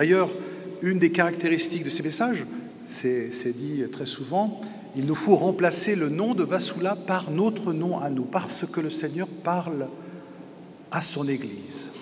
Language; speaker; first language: French; native; French